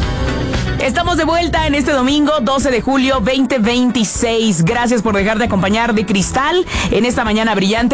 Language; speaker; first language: Spanish; native; Spanish